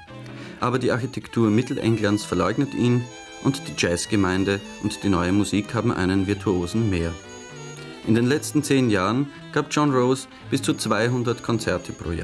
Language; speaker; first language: German; native; German